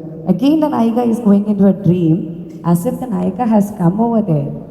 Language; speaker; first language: English; non-native, local second language; Malayalam